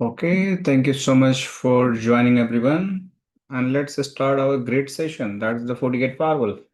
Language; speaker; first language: English; non-native, local second language; Hindi